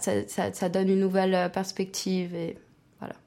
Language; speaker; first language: French; non-native, fluent; Spanish